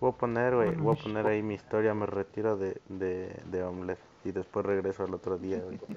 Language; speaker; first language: Spanish; native; Spanish